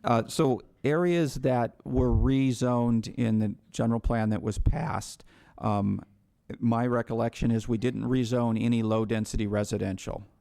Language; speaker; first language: English; native; English